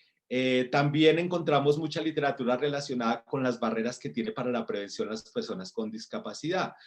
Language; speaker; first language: Spanish; native; Spanish